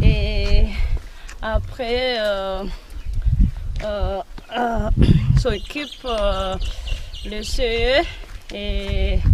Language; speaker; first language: French; non-native, local second language; Malagasy